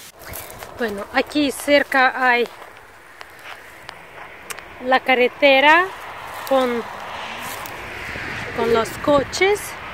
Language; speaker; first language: Spanish; non-native, learner; Russian